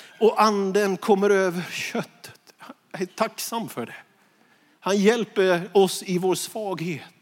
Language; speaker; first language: Swedish; native; Swedish